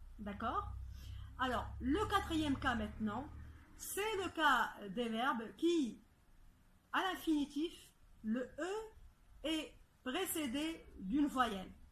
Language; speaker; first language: French; non-native, fluent; Arabic